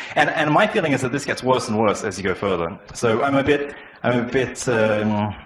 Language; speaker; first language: English; native; English